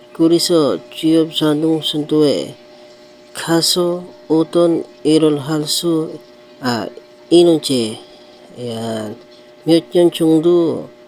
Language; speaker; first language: Korean; non-native, learner; Filipino